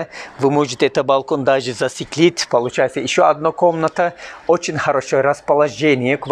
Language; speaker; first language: Russian; non-native, learner; Turkish